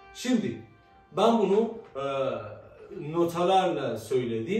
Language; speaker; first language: Turkish; non-native, fluent; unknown